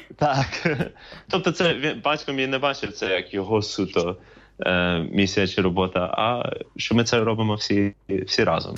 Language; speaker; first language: Ukrainian; early bilingual, other home language; English